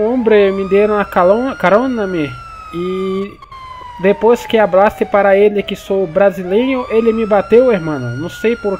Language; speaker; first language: Spanish; non-native, learner; Portuguese